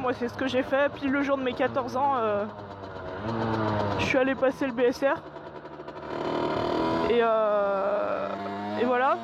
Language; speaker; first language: French; native; French